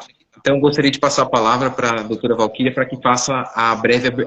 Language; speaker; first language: Portuguese; native; Portuguese